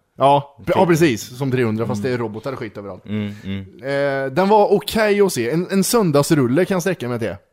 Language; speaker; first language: Swedish; native; Swedish